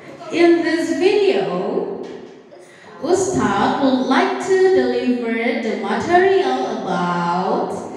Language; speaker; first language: English; non-native, fluent; Indonesian